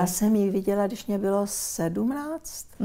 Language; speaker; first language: Czech; early bilingual, heritage; Czech